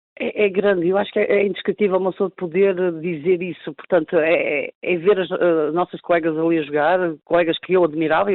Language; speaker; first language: Portuguese; native; Portuguese